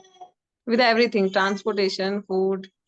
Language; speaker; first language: English; non-native, learner; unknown